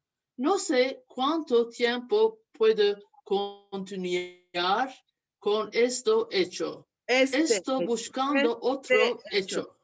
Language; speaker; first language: Spanish; non-native, learner; English